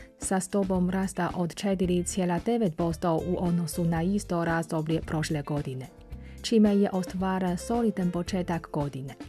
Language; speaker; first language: Croatian; non-native, fluent; Chinese